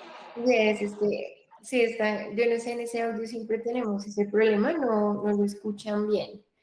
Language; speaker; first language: Spanish; native; Spanish